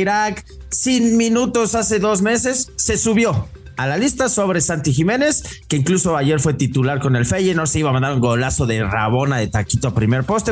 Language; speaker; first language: Spanish; native; Spanish